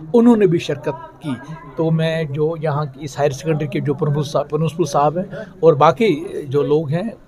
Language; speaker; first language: Urdu; non-native, local second language; Kashmiri